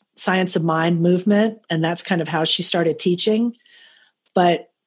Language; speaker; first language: English; native; English